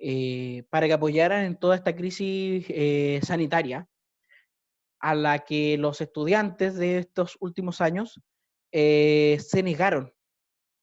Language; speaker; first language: Spanish; native; Spanish